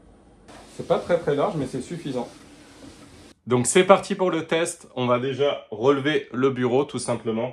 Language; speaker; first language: French; native; French